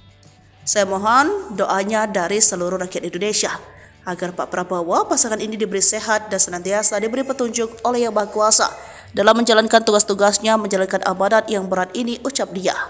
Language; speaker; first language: Indonesian; native; Indonesian